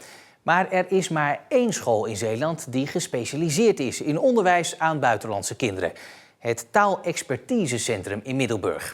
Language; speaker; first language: Dutch; native; Dutch